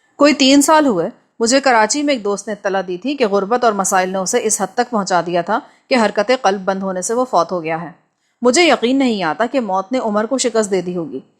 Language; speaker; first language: Urdu; native; Urdu